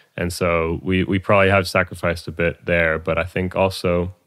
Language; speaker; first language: English; native; English